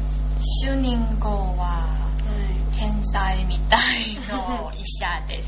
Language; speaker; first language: Japanese; non-native, learner; Chinese